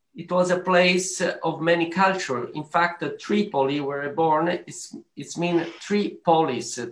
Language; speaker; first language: English; non-native, learner; Arabic